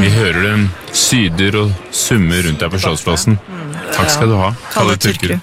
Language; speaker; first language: Norwegian; native; Norwegian